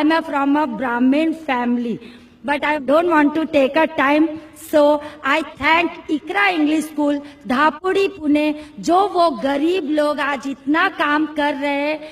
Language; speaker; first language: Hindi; non-native, local second language; Marathi